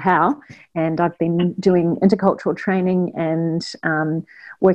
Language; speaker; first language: English; native; English